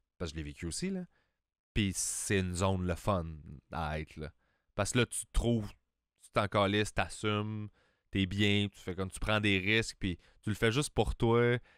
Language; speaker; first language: French; native; French